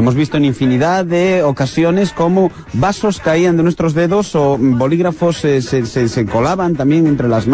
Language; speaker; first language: Spanish; native; Spanish